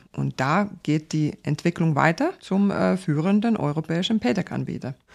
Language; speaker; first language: German; non-native, fluent; Finnish